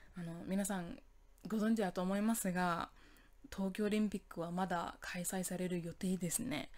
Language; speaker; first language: Japanese; non-native, fluent; English